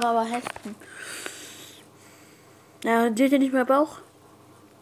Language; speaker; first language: German; non-native, learner; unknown